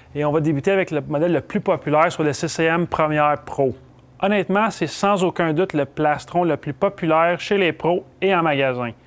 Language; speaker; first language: French; native; French